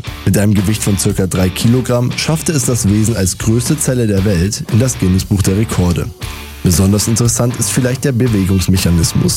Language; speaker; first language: German; native; German